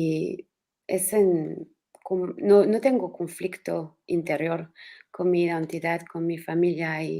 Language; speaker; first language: Spanish; non-native, learner; French